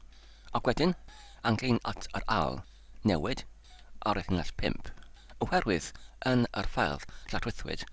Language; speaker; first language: Welsh; non-native, local second language; English